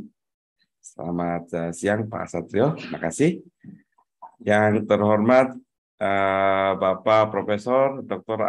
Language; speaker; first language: Indonesian; native; Indonesian